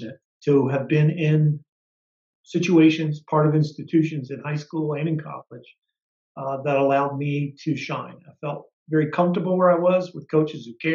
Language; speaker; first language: English; native; English